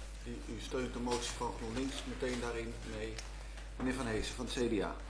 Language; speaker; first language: Dutch; native; Dutch